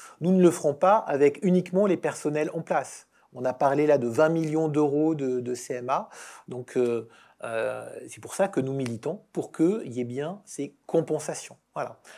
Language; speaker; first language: French; native; French